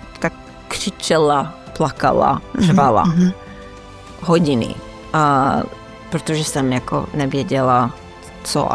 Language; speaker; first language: Czech; early bilingual, heritage; Czech